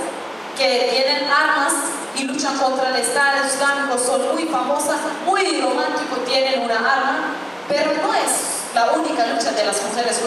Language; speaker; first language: Spanish; non-native, fluent; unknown